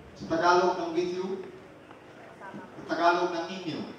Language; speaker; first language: English; non-native, local second language; Filipino